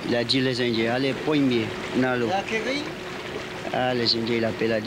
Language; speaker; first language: French; non-native, local second language; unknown